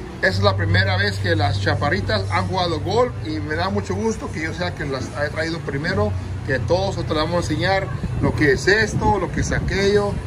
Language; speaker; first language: Spanish; early bilingual, heritage; Spanish